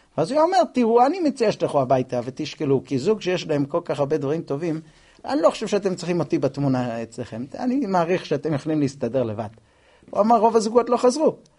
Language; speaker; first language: Hebrew; non-native, fluent; English